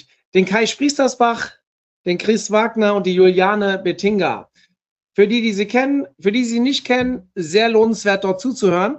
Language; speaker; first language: German; native; German